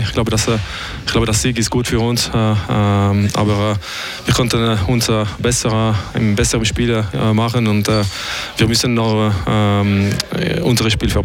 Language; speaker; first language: German; non-native, learner; French